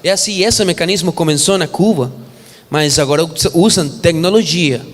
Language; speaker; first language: Portuguese; non-native, fluent; Spanish